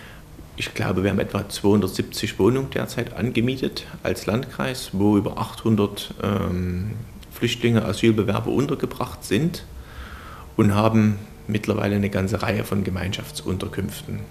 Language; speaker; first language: German; native; German